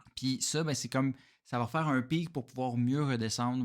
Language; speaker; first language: French; native; French